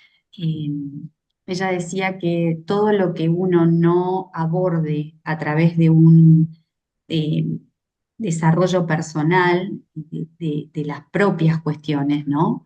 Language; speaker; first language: Spanish; native; Spanish